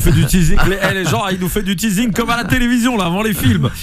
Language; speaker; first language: French; native; French